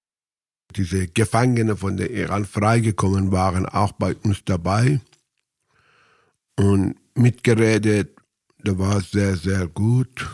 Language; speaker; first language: German; non-native, fluent; Persian